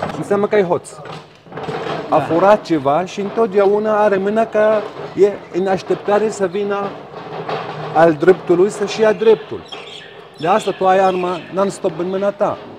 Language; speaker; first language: Romanian; non-native, fluent; Arabic